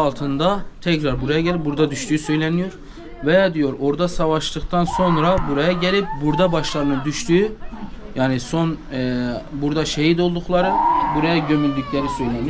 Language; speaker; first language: Turkish; native; Turkish